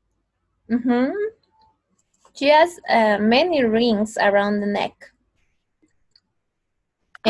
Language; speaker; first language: English; non-native, fluent; Spanish